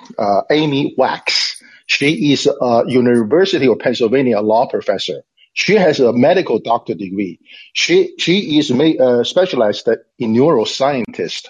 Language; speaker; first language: English; non-native, fluent; Chinese